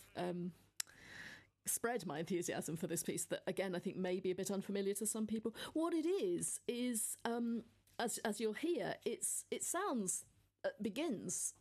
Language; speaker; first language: English; native; English